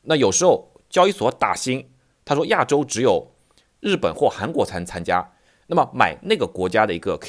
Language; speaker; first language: Chinese; native; Chinese